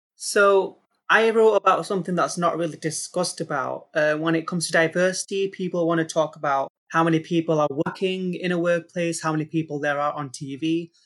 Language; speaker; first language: English; native; English